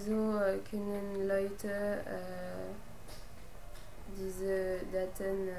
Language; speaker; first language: German; non-native, learner; French